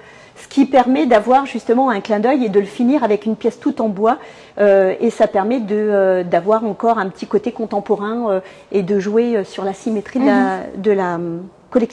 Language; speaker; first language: French; native; French